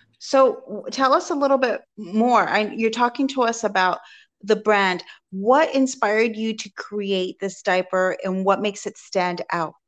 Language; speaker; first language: English; native; English